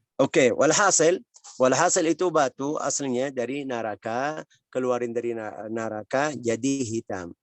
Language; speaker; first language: Indonesian; non-native, learner; Arabic